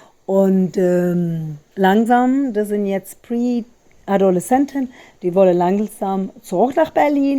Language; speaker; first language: German; non-native, fluent; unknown